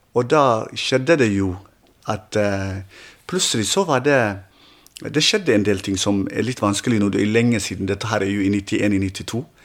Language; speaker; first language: Norwegian; non-native, fluent; Tigrinya